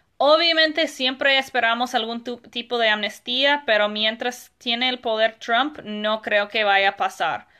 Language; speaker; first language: Spanish; non-native, fluent; English